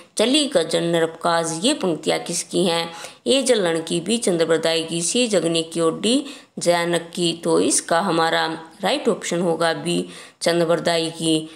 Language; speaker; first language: Hindi; native; Hindi